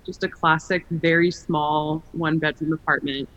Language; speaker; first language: English; native; English